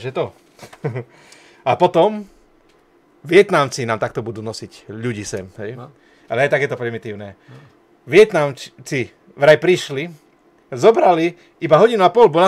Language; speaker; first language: Slovak; native; Slovak